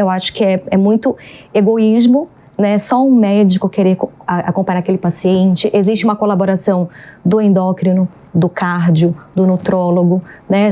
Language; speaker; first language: Portuguese; native; Portuguese